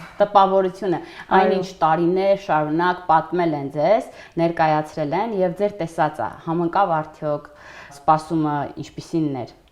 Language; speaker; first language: Armenian; native; Armenian